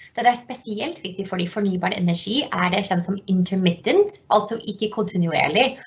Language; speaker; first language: Norwegian; non-native, fluent; English